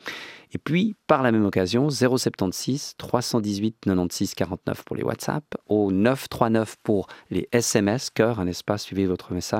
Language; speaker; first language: French; native; French